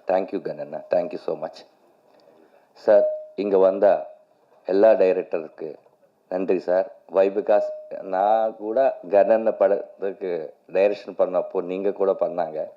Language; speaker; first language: Tamil; non-native, learner; Telugu